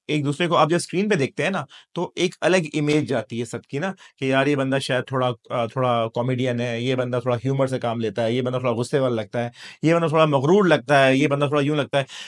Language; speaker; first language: Urdu; native; Urdu